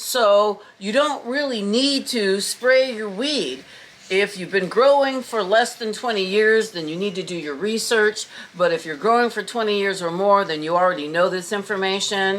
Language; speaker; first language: English; native; English